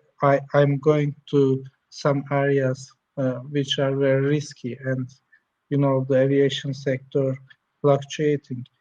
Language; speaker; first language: English; non-native, learner; Turkish